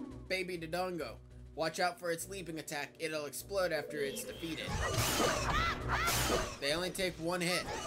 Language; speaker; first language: English; native; English